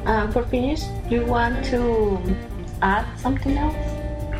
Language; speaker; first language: English; non-native, learner; Spanish